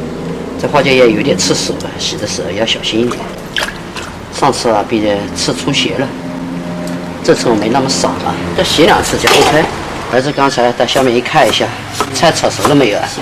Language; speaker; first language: Chinese; native; Chinese